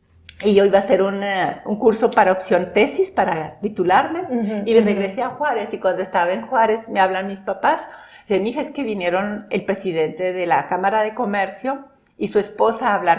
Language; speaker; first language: Spanish; non-native, local second language; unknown